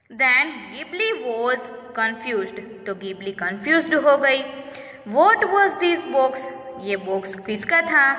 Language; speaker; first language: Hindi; non-native, local second language; Gujarati